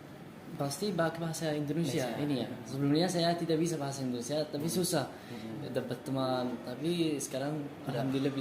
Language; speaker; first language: Indonesian; non-native, learner; Arabic